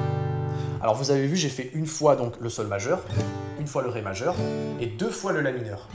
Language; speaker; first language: French; native; French